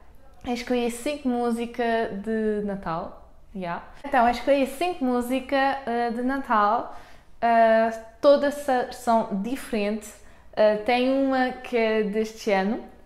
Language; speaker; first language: Portuguese; early bilingual, heritage; Portuguese